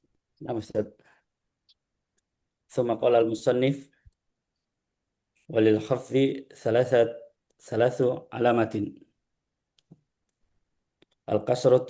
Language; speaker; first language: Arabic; non-native, learner; Indonesian